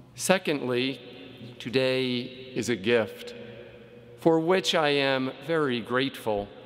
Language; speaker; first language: English; native; English